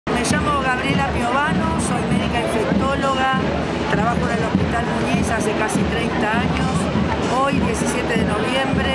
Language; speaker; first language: Spanish; native; Spanish